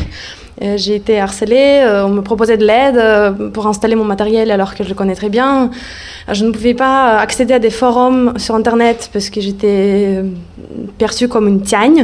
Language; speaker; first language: French; non-native, fluent; Russian